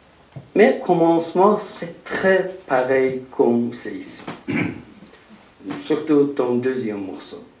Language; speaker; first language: French; non-native, learner; Persian